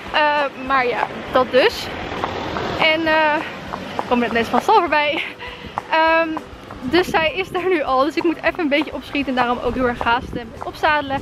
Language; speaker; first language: Dutch; native; Dutch